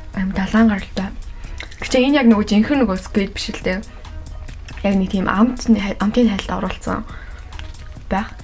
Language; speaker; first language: Mongolian; early bilingual, heritage; Mongolian